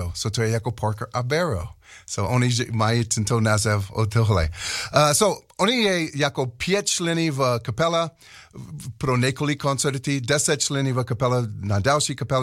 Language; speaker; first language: Czech; non-native, learner; English